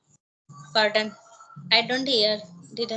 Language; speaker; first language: English; non-native, learner; Hindi